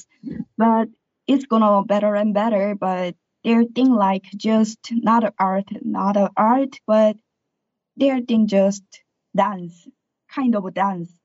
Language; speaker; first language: English; non-native, learner; Korean